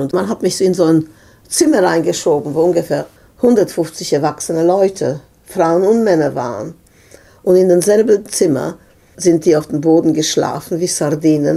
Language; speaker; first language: German; non-native, fluent; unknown